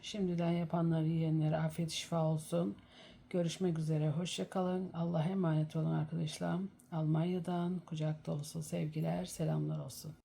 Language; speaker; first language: Turkish; native; Turkish